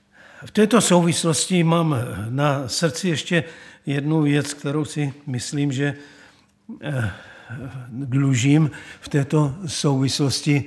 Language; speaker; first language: Czech; native; Czech